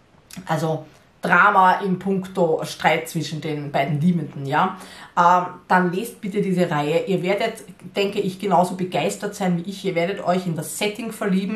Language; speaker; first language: German; native; German